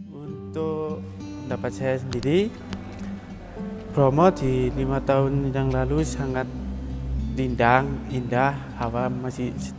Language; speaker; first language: Indonesian; non-native, local second language; Javanese